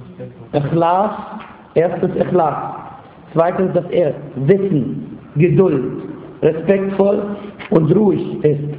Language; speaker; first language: German; non-native, fluent; Arabic